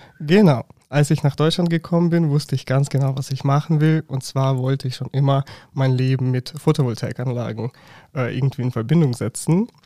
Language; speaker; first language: German; non-native, fluent; Russian